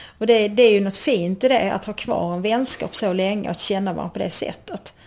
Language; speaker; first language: Swedish; native; Swedish